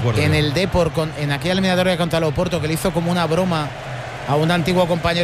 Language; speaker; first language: Spanish; native; Spanish